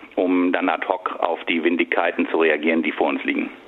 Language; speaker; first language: German; native; German